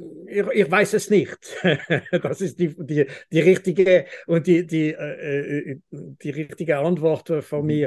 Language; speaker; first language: German; non-native, fluent; French